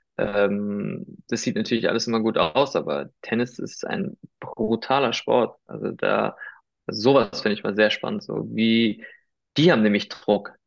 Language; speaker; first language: German; early bilingual, other home language; Spanish